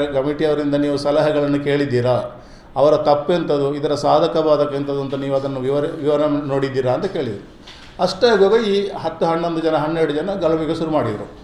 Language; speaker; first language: Kannada; non-native, local second language; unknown